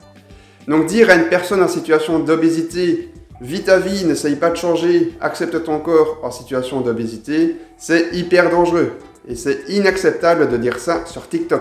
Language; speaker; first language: French; native; French